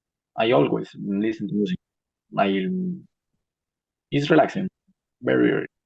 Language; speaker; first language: English; non-native, learner; Spanish